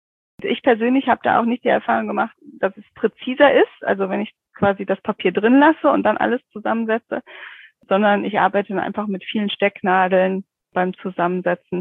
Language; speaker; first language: German; native; German